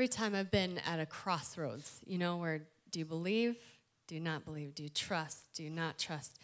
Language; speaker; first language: English; native; English